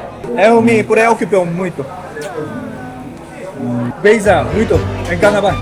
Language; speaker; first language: Portuguese; non-native, learner; Korean